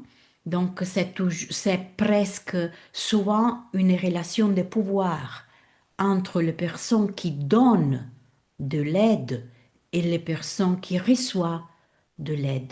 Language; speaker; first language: French; non-native, fluent; Italian